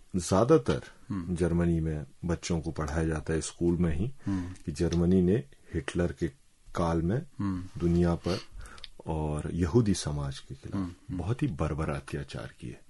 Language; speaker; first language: Hindi; native; Hindi